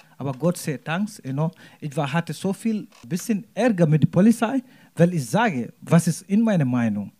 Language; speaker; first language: German; non-native, learner; Wolof